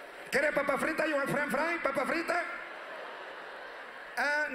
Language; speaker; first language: English; early bilingual, other home language; Spanish